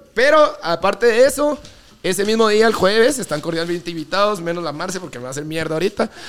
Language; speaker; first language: Spanish; non-native, fluent; Dutch